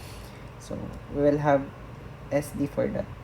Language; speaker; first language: English; non-native, local second language; Cebuano